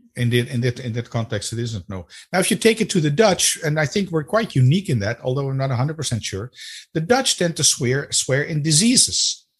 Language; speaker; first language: English; non-native, fluent; Dutch